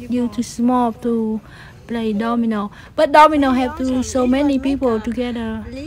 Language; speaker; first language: English; non-native, learner; Vietnamese